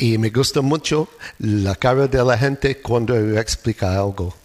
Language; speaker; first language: Spanish; non-native, fluent; English